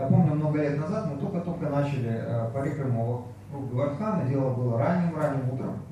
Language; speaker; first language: Russian; native; Russian